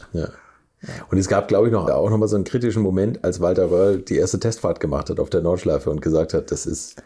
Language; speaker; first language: German; native; German